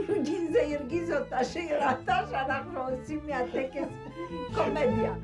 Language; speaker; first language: Hebrew; non-native, fluent; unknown